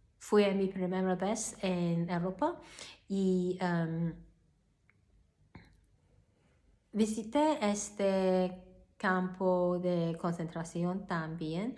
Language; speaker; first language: Spanish; non-native, learner; Cantonese